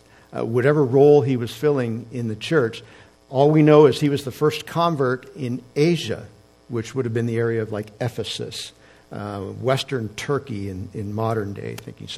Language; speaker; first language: English; native; English